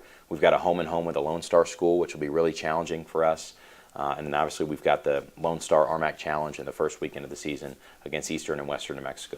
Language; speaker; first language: English; native; English